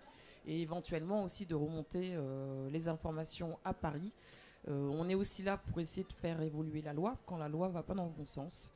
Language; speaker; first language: French; native; French